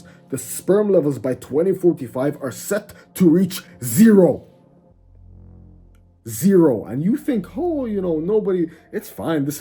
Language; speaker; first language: English; native; English